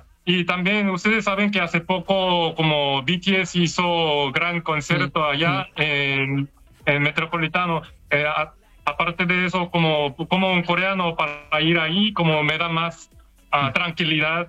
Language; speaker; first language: Spanish; non-native, learner; Korean